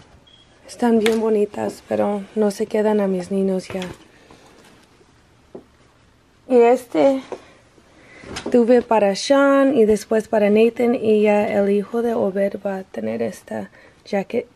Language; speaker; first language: Spanish; non-native, learner; English